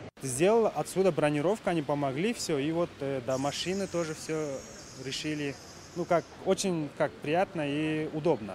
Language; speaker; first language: Russian; non-native, local second language; Uzbek